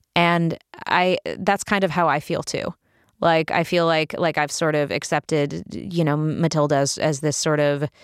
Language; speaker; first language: English; native; English